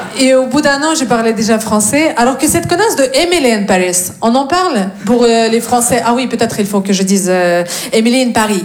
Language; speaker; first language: French; non-native, fluent; Russian